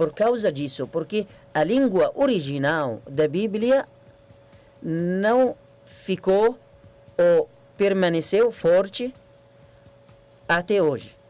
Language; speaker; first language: Portuguese; non-native, learner; Arabic